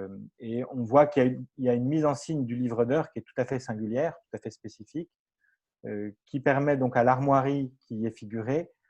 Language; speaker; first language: French; native; French